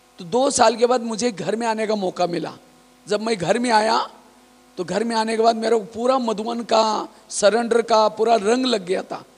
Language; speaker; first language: Hindi; non-native, local second language; Marathi